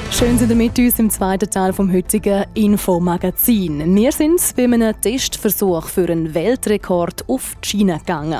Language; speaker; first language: German; native; German